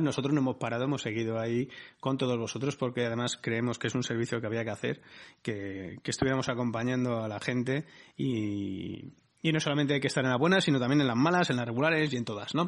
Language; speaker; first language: Spanish; native; Spanish